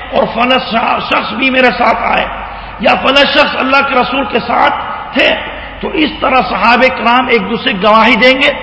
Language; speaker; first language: Urdu; native; Urdu